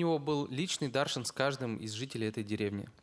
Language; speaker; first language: Russian; native; Russian